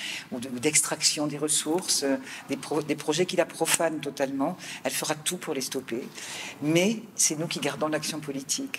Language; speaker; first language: French; native; French